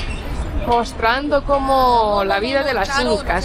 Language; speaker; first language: Spanish; non-native, fluent; Estonian